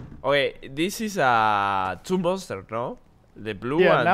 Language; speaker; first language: English; non-native, learner; Spanish